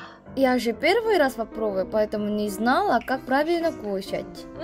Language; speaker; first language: Russian; non-native, learner; Korean